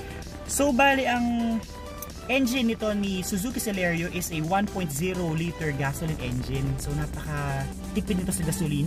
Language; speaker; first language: Filipino; native; Filipino